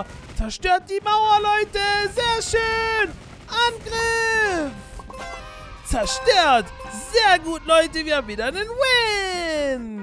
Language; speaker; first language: German; native; German